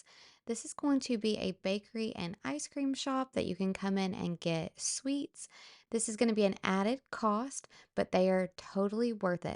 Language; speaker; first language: English; native; English